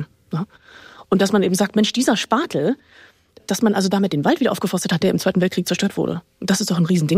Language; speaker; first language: German; native; German